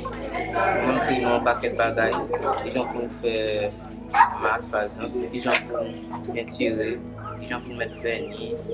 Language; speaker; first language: French; non-native, local second language; Haitian Creole